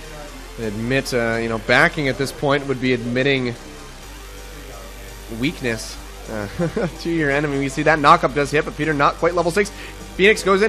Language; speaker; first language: English; native; English